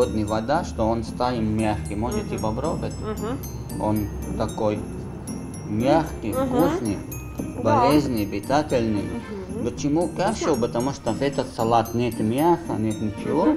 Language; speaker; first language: Russian; non-native, learner; Arabic